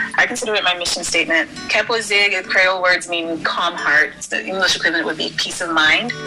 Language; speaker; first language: English; early bilingual, other home language; Haitian Creole